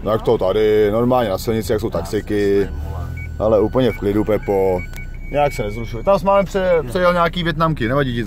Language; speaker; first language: Czech; native; Czech